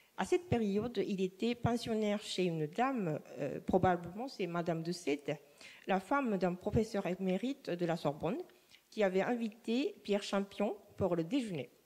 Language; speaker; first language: French; non-native, fluent; Japanese